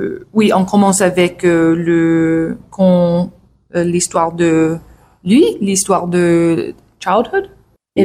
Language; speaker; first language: French; non-native, learner; English